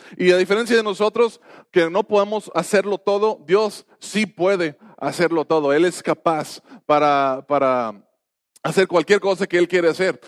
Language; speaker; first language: Spanish; non-native, fluent; English